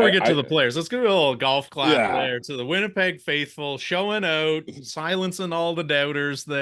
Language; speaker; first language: English; native; English